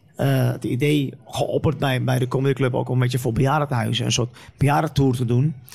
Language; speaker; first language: Dutch; native; Dutch